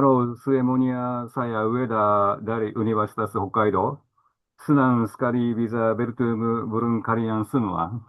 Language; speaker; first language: Indonesian; non-native, learner; Japanese